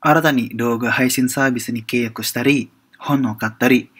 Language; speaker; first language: Japanese; non-native, fluent; Indonesian